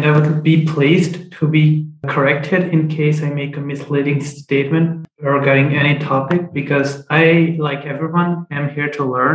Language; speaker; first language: English; non-native, fluent; Punjabi